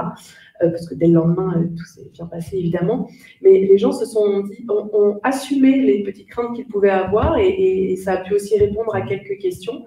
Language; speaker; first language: French; native; French